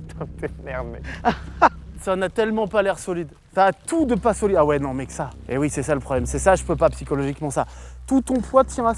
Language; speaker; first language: French; native; French